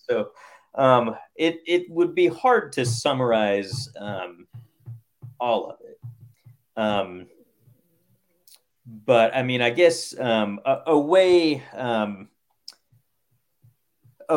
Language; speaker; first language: English; native; English